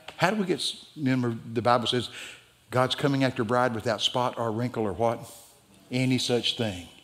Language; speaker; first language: English; native; English